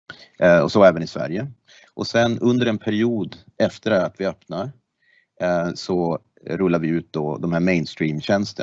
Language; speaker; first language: Swedish; native; Swedish